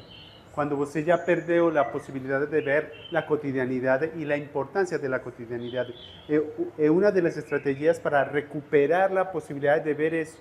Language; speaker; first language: Portuguese; non-native, fluent; Spanish